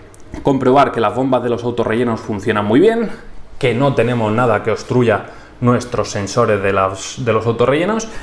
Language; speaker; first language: Spanish; native; Spanish